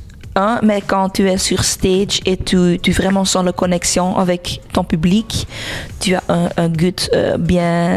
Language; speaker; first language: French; non-native, local second language; Dutch